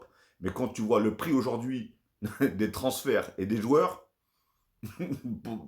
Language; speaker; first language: French; native; French